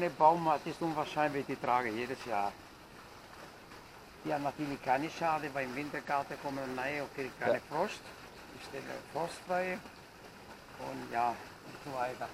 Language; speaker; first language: German; non-native, learner; Italian